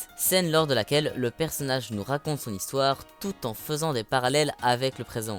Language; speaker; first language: French; native; French